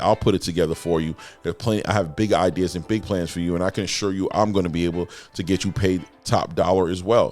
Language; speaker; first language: English; native; English